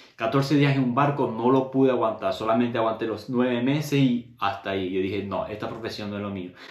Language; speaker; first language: Spanish; native; Spanish